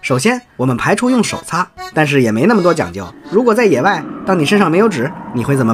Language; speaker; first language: Chinese; native; Chinese